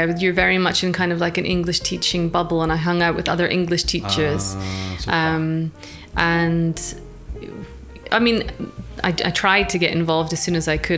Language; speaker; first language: English; native; English